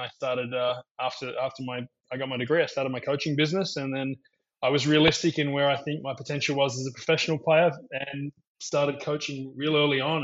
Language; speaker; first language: English; native; English